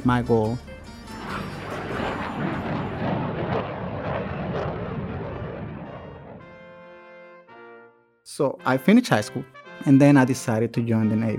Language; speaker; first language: English; non-native, fluent; Spanish